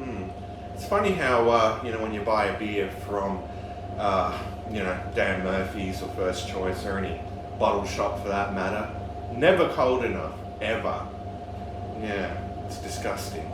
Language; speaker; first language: English; native; English